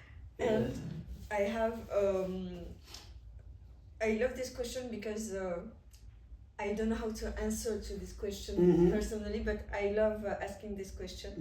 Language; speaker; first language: English; non-native, fluent; French